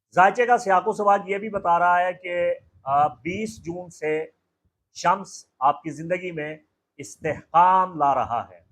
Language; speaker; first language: Urdu; native; Urdu